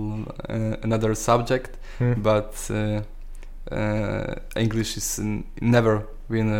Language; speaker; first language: English; non-native, learner; Polish